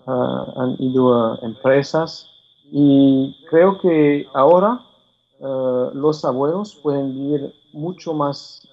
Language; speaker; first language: Spanish; non-native, fluent; French